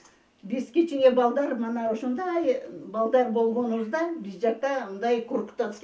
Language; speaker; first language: Kyrgyz; non-native, fluent; Russian